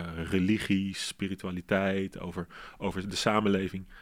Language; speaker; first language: Dutch; native; Dutch